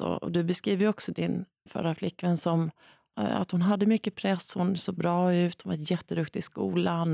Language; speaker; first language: Swedish; native; Swedish